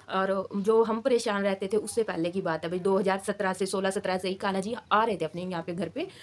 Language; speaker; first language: Hindi; native; Hindi